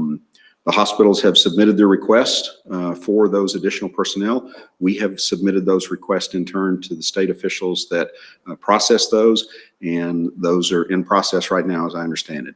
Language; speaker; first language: English; native; English